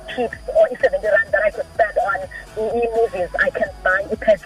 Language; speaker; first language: English; non-native, local second language; Xhosa